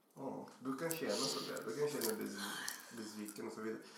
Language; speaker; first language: Swedish; non-native, fluent; Portuguese